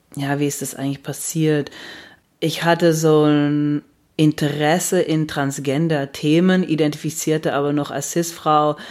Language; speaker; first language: German; non-native, fluent; Dutch